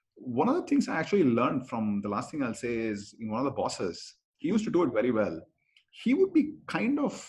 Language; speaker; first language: English; non-native, local second language; Kannada